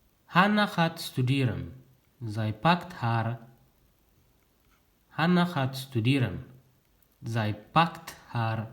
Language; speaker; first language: Dutch; non-native, learner; Tigrinya